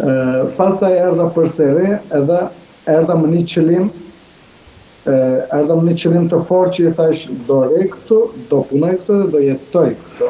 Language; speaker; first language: Albanian; non-native, fluent; Turkish